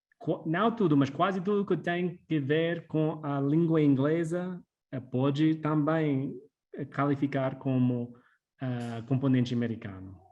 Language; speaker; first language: Portuguese; non-native, fluent; English